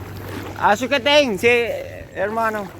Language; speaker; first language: Portuguese; non-native, learner; Filipino